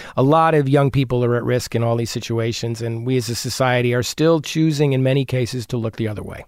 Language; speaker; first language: English; native; English